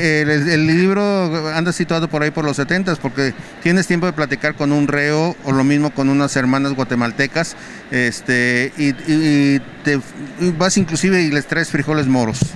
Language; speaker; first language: Spanish; native; Spanish